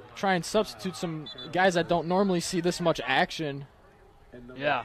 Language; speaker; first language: English; native; English